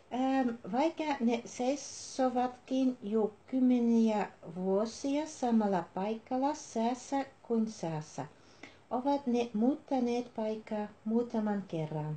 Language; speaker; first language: Finnish; non-native, learner; Dutch